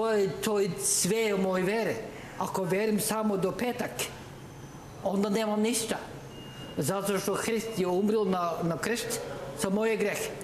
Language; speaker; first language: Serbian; non-native, learner; Norwegian